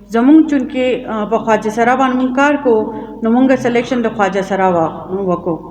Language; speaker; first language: Pashto; native; Pashto